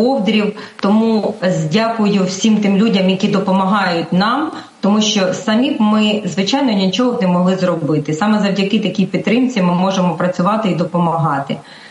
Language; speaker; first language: Ukrainian; native; Ukrainian